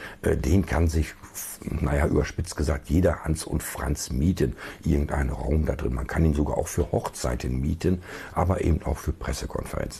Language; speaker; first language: German; native; German